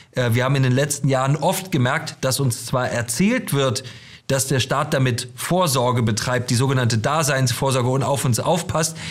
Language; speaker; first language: German; native; German